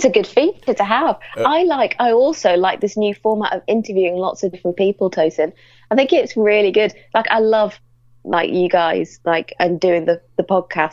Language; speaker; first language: English; native; English